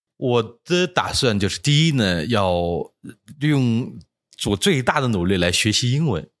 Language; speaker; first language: Chinese; native; Chinese